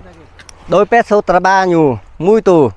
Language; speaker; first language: Portuguese; non-native, learner; Vietnamese